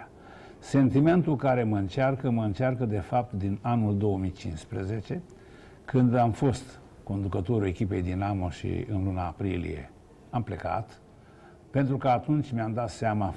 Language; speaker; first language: Romanian; native; Romanian